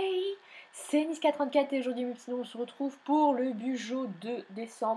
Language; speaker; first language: French; native; French